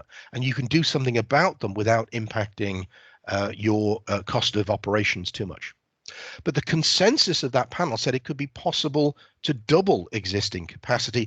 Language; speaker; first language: English; native; English